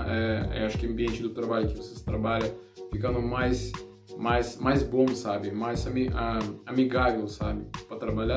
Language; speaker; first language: Portuguese; non-native, learner; Russian